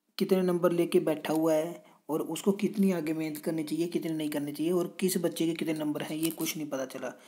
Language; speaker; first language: Hindi; non-native, local second language; Punjabi